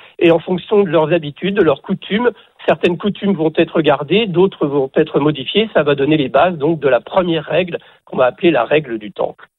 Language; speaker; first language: French; native; French